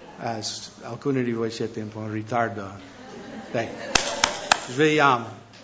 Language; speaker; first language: Italian; non-native, fluent; English